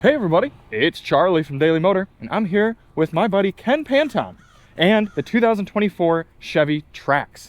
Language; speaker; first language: English; native; English